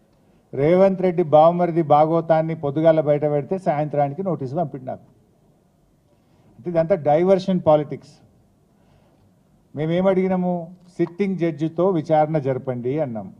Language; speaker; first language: Telugu; native; Telugu